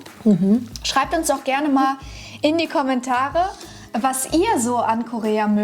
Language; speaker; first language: German; native; German